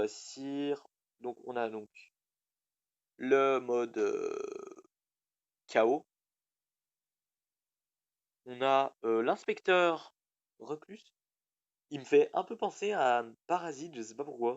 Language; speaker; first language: French; native; French